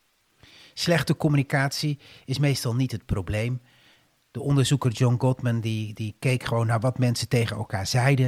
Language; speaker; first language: Dutch; native; Dutch